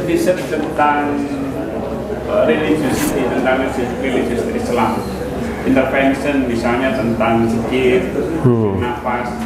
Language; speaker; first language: Indonesian; native; Indonesian